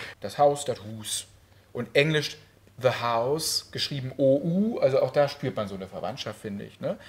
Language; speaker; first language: German; native; German